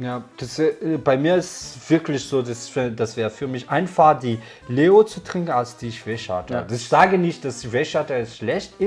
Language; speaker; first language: German; non-native, learner; Malagasy